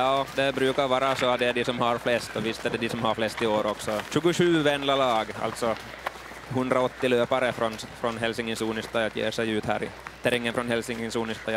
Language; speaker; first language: Swedish; native; Swedish